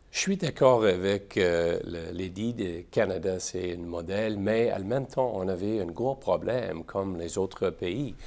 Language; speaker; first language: French; non-native, learner; English